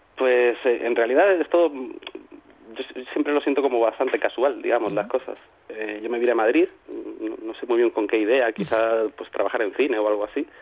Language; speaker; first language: Spanish; native; Spanish